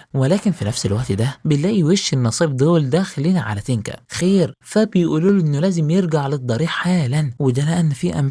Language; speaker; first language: Arabic; native; Arabic